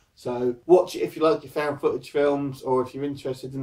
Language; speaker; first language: English; native; English